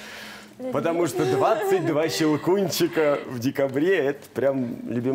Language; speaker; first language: Russian; native; Russian